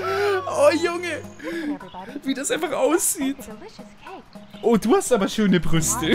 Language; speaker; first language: German; native; German